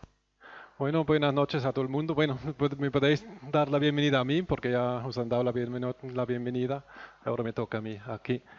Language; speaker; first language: Spanish; non-native, fluent; German